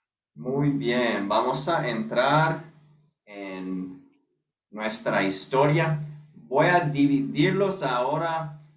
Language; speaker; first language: Spanish; non-native, fluent; English